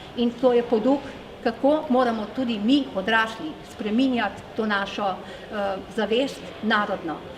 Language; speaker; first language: Slovenian; native; Slovenian